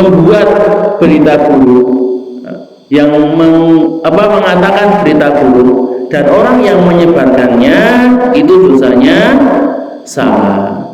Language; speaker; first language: Indonesian; non-native, local second language; Javanese